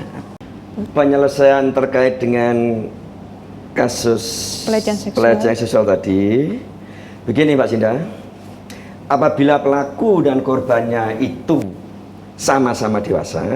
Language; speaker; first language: Indonesian; native; Indonesian